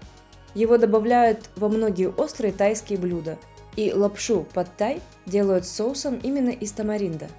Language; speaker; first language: Russian; native; Russian